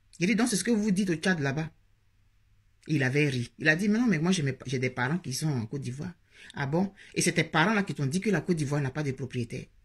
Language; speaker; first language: French; native; French